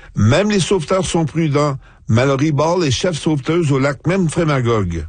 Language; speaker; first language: French; native; French